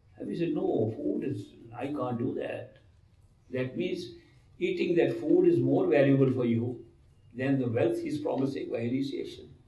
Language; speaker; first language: English; non-native, local second language; Hindi